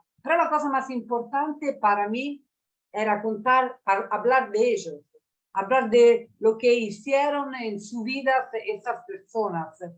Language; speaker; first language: Spanish; non-native, learner; Italian